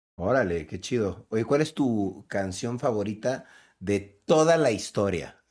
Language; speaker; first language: Spanish; native; Spanish